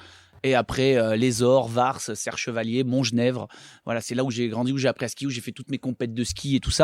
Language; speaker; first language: French; native; French